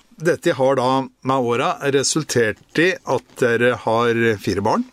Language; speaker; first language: Norwegian; native; Norwegian